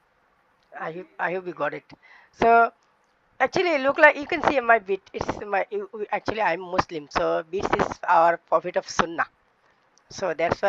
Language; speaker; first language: English; non-native, learner; Bangla